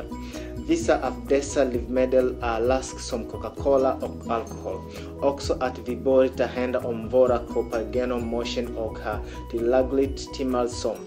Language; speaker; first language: Swedish; non-native, learner; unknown